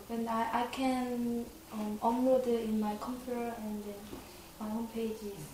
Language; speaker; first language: English; non-native, learner; Korean